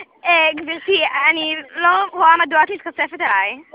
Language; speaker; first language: Hebrew; native; Hebrew